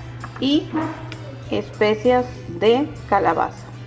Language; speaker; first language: Spanish; native; Spanish